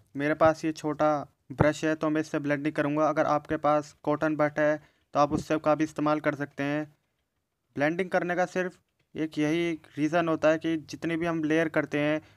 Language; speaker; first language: Hindi; native; Hindi